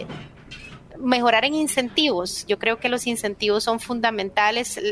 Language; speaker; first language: Spanish; native; Spanish